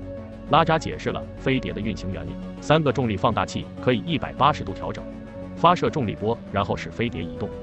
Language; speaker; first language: Chinese; native; Chinese